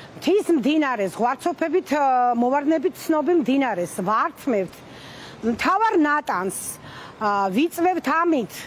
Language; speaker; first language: Georgian; native; Georgian